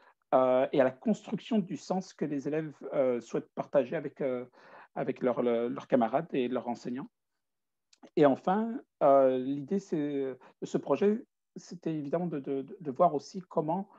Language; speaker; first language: French; native; French